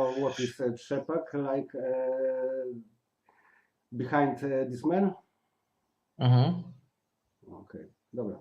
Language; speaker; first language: English; non-native, learner; Polish